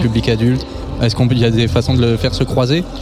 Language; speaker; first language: French; native; French